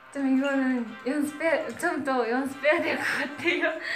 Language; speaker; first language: Korean; non-native, fluent; Japanese